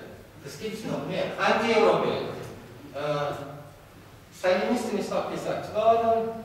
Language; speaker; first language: German; non-native, fluent; Italian